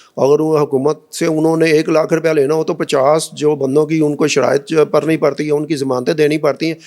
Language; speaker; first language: Urdu; non-native, local second language; Punjabi